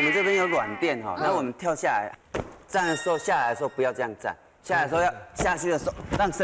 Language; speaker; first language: Chinese; native; Chinese